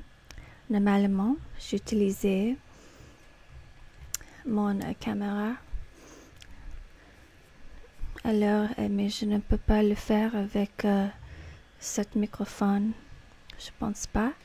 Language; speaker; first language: French; non-native, fluent; English